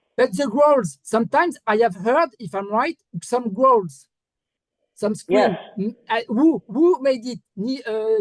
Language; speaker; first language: English; non-native, learner; French